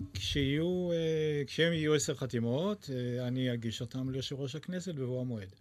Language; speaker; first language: Hebrew; native; Hebrew